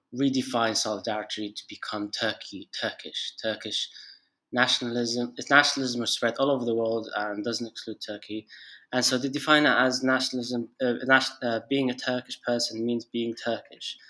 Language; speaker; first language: English; non-native, fluent; Arabic